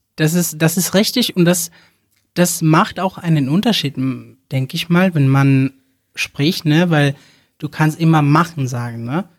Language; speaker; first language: German; non-native, fluent; Spanish